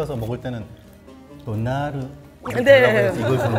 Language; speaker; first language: Korean; native; Korean